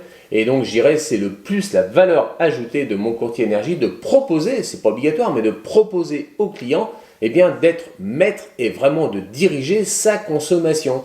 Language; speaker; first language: French; native; French